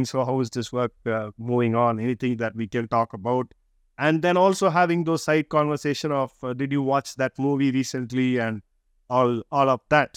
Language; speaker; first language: English; non-native, local second language; Tamil